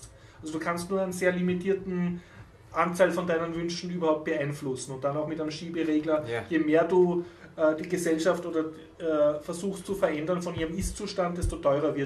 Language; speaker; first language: German; native; German